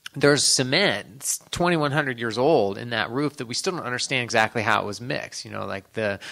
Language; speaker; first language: English; native; English